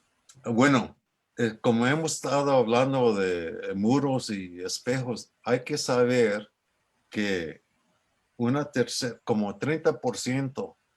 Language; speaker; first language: Spanish; early bilingual, other home language; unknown